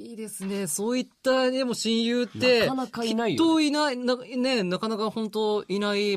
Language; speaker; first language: Japanese; native; Japanese